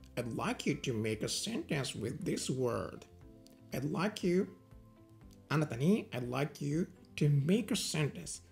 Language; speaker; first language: English; non-native, fluent; Japanese